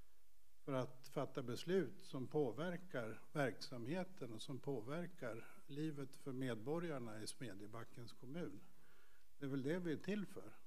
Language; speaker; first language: Swedish; native; Swedish